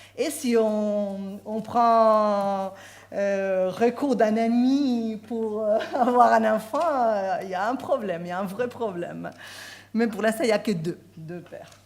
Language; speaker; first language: French; non-native, fluent; Spanish